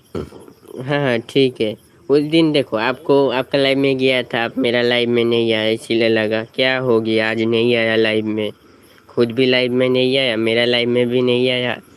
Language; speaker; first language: Hindi; non-native, local second language; Bangla